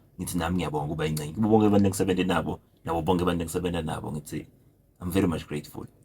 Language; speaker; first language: Zulu; native; Zulu